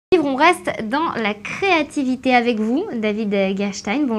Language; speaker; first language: French; native; French